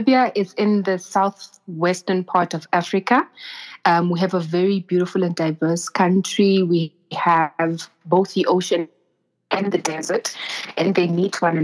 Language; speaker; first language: English; non-native, local second language; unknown